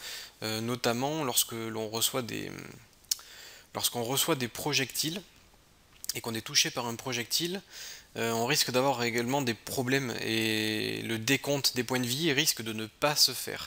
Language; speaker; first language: French; native; French